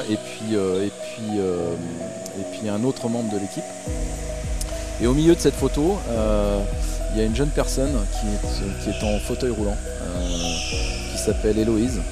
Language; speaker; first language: French; native; French